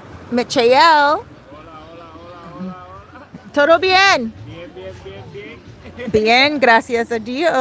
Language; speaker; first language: Spanish; non-native, learner; English